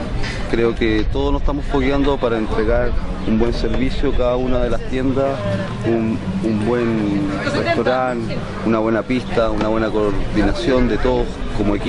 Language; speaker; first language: Spanish; native; Spanish